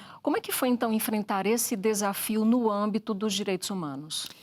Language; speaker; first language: Portuguese; native; Portuguese